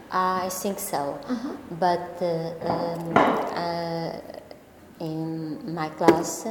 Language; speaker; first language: English; non-native, learner; Portuguese